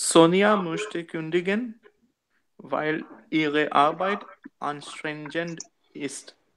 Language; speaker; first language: German; non-native, learner; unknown